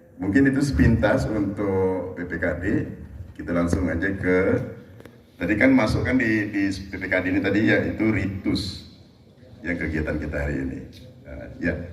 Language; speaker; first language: Indonesian; native; Indonesian